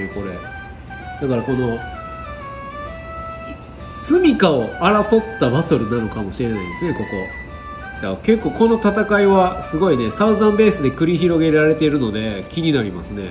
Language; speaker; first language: Japanese; native; Japanese